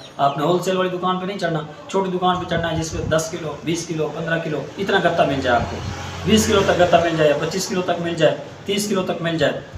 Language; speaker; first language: Urdu; non-native, local second language; Saraiki